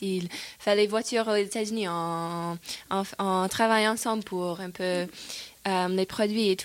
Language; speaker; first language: French; non-native, fluent; English